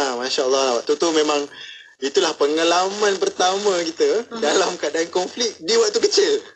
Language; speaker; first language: Malay; native; Malay